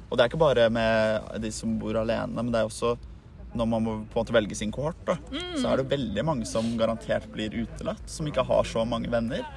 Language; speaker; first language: Norwegian; native; Norwegian